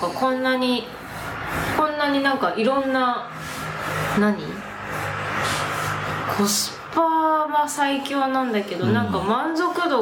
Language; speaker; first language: Japanese; native; Japanese